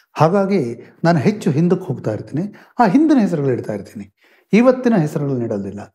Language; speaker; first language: Kannada; native; Kannada